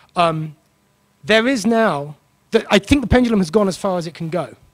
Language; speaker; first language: English; native; English